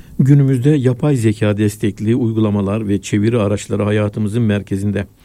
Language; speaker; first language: Turkish; native; Turkish